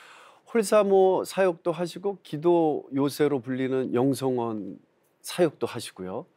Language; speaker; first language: Korean; native; Korean